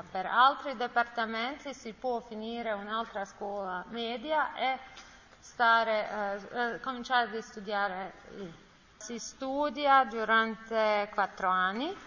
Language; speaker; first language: Italian; non-native, learner; Bosnian